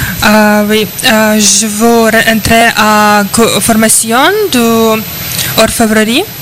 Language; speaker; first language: French; non-native, learner; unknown